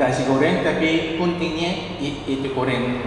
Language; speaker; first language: Indonesian; non-native, learner; Korean